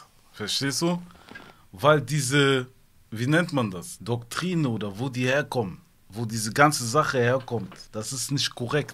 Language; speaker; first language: German; early bilingual, other home language; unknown